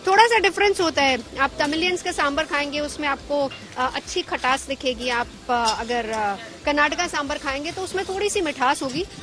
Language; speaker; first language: Hindi; native; Hindi